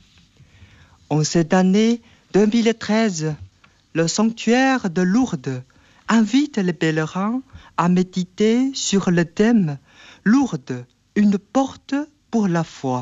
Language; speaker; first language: French; non-native, fluent; Chinese